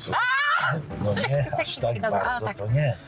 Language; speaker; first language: Polish; native; Polish